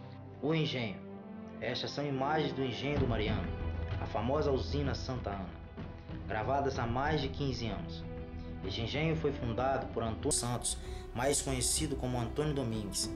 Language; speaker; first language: Portuguese; native; Portuguese